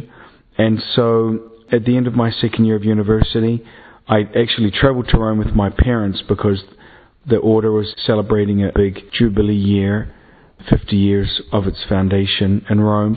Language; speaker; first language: English; native; English